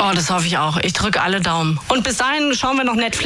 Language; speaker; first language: German; native; German